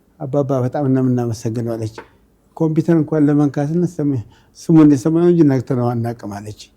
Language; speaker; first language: Amharic; native; Amharic